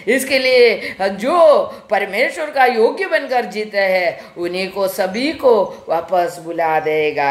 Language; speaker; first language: Hindi; non-native, local second language; Malayalam